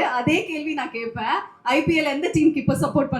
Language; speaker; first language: Tamil; native; Tamil